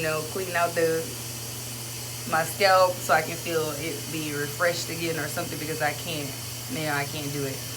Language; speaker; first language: English; native; English